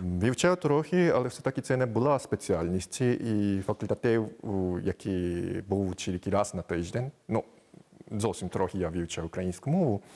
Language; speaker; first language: Ukrainian; non-native, fluent; Japanese